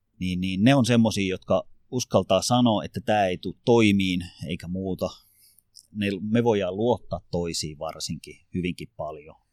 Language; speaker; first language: Finnish; native; Finnish